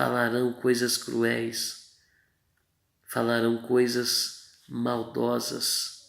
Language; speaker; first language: Portuguese; native; Portuguese